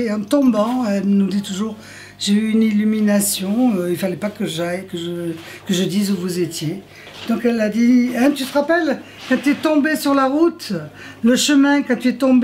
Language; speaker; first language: French; native; French